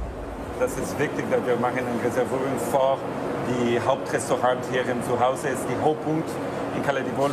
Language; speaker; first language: German; non-native, fluent; Italian